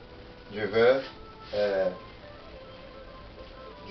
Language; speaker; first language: French; non-native, learner; Portuguese